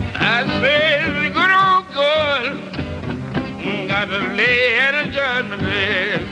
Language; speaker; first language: English; native; English